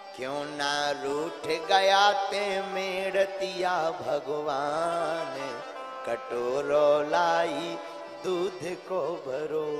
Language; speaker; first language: Hindi; native; Hindi